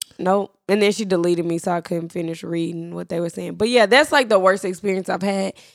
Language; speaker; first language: English; native; English